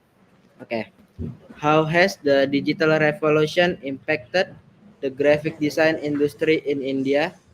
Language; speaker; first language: English; non-native, learner; Indonesian